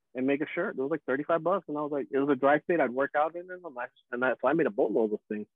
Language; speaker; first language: English; early bilingual, other home language; Filipino